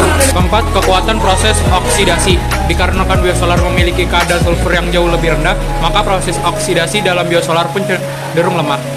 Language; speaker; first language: Indonesian; native; Indonesian